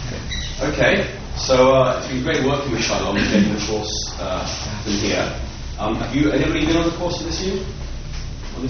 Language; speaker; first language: English; native; English